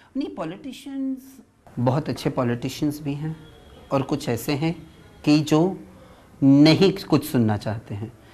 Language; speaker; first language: Hindi; native; Hindi